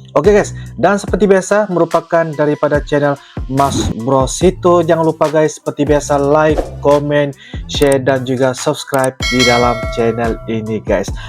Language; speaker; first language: Malay; native; Malay